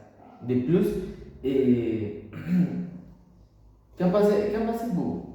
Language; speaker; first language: French; non-native, learner; Spanish